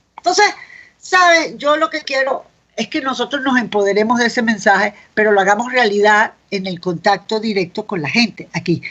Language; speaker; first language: Spanish; native; Spanish